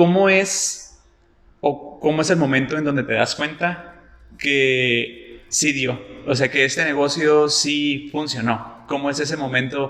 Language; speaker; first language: Spanish; native; Spanish